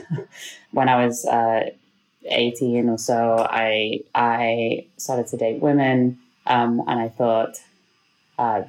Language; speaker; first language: English; native; English